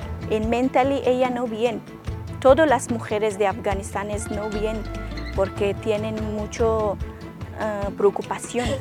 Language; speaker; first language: Spanish; non-native, learner; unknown